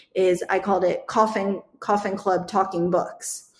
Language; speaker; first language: English; native; English